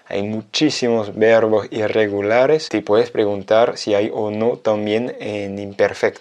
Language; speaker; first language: Spanish; non-native, fluent; French